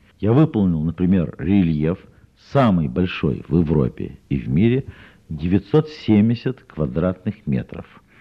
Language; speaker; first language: Russian; native; Russian